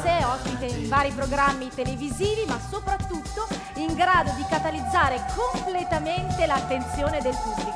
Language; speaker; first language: Italian; native; Italian